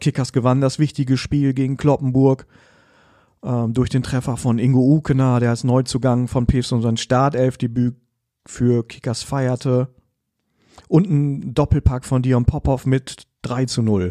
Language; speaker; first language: German; native; German